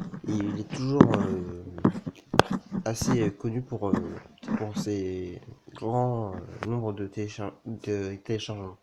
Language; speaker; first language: French; native; French